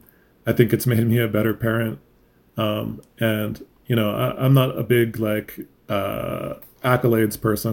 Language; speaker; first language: English; native; English